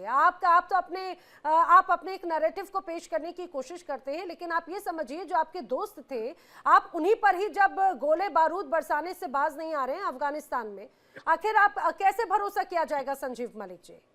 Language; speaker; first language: Hindi; native; Hindi